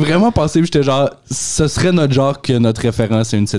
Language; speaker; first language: French; native; French